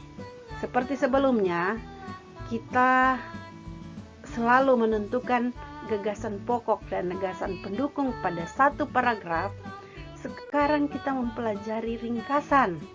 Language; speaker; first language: Indonesian; native; Indonesian